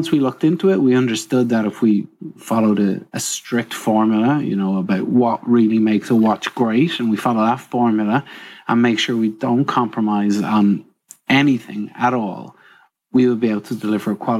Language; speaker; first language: English; native; English